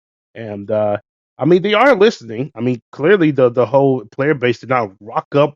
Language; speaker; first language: English; native; English